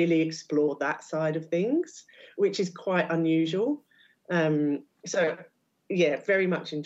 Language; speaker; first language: English; native; English